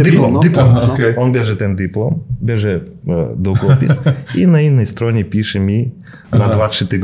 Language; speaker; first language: Polish; non-native, fluent; Russian